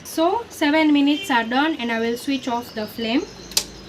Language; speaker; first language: English; non-native, local second language; Gujarati